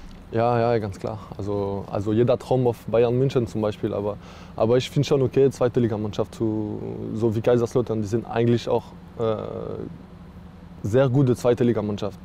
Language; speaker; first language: German; non-native, learner; French